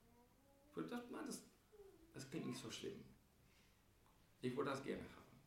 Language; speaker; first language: German; non-native, fluent; English